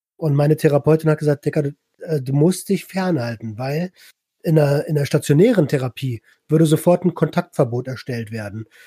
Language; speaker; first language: German; native; German